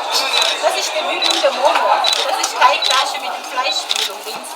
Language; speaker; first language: German; non-native, learner; Tibetan